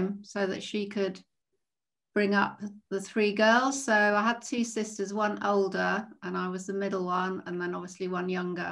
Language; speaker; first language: English; native; English